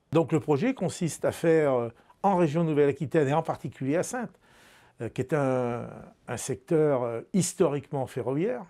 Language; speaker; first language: French; native; French